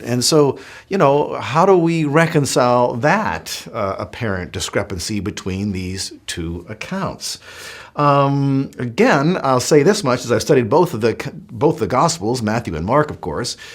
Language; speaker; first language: English; native; English